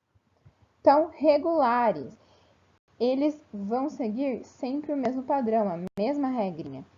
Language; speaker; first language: Portuguese; native; Portuguese